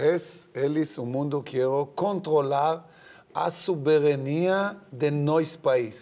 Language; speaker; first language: Portuguese; non-native, learner; Hebrew